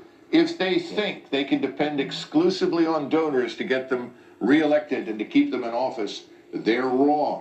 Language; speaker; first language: English; native; English